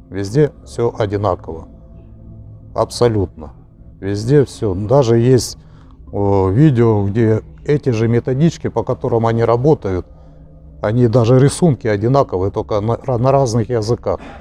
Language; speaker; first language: Russian; native; Russian